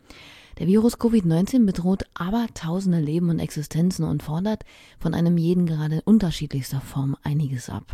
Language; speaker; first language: German; native; German